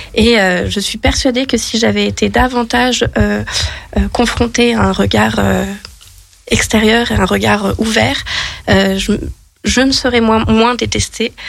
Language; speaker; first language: French; native; French